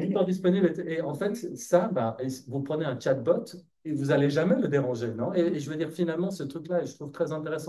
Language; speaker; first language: French; native; French